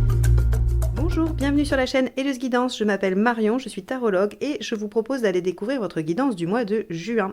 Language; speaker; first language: French; native; French